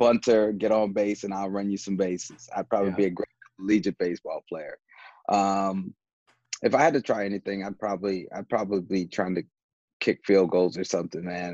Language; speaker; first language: English; native; English